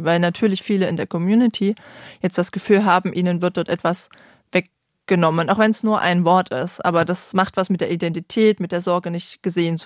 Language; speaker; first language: German; native; German